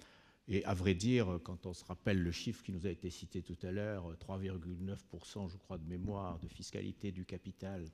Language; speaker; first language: French; native; French